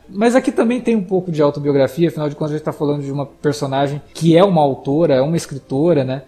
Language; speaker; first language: Portuguese; native; Portuguese